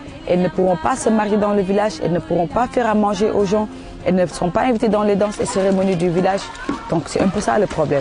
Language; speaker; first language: French; non-native, local second language; Jola-Fonyi